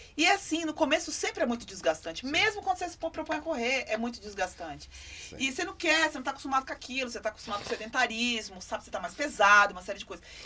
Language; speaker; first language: Portuguese; native; Portuguese